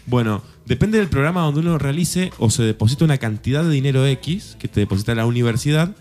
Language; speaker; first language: Spanish; native; Spanish